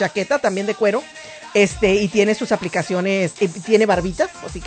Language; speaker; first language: Spanish; native; Spanish